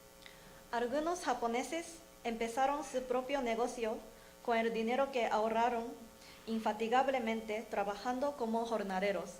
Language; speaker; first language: Spanish; non-native, learner; Japanese